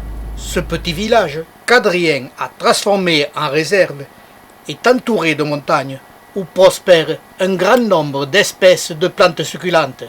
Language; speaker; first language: French; native; French